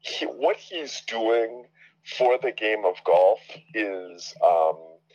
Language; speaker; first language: English; native; English